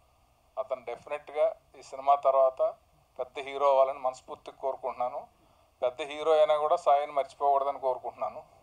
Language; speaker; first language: Telugu; native; Telugu